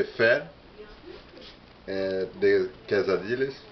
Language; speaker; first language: French; non-native, learner; Portuguese